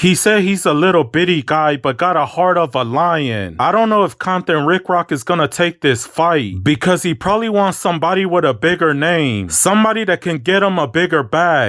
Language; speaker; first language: English; native; English